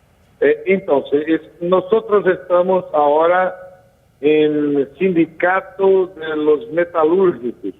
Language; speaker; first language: Spanish; non-native, learner; Portuguese